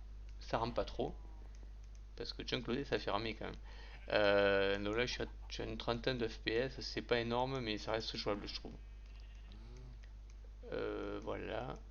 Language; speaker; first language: French; native; French